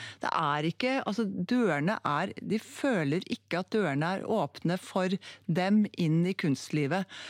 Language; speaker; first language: Norwegian; native; Norwegian